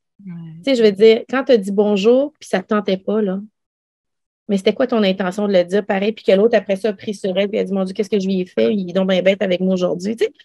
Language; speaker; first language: French; early bilingual, other home language; Lao